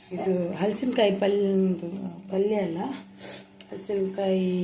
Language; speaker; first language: Kannada; non-native, local second language; Tulu